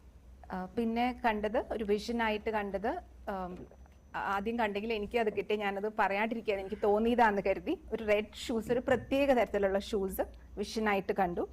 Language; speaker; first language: Malayalam; native; Malayalam